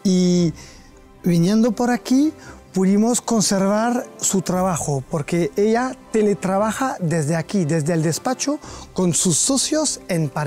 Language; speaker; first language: Spanish; non-native, fluent; French